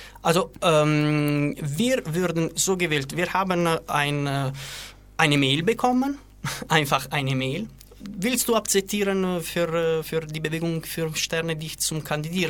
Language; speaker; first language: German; non-native, learner; Italian